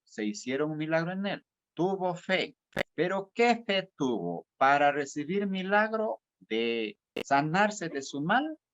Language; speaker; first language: Spanish; native; Spanish